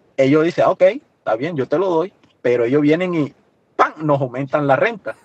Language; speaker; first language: Spanish; native; Spanish